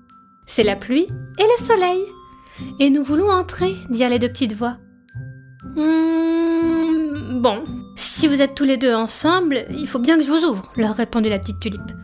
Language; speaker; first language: French; native; French